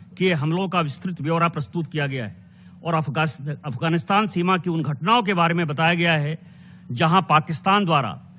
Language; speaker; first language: Hindi; native; Hindi